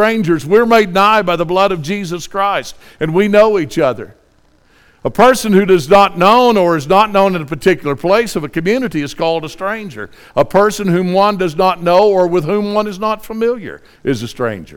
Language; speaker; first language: English; native; English